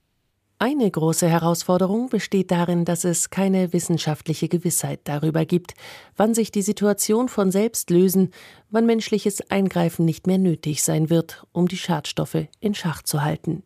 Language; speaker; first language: German; native; German